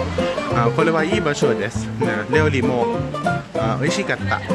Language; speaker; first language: Japanese; non-native, learner; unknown